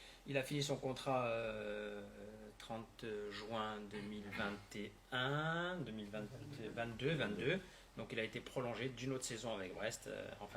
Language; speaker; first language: French; native; French